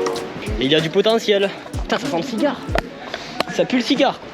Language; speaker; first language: French; native; French